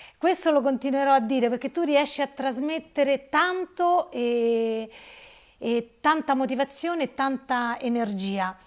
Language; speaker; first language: Italian; native; Italian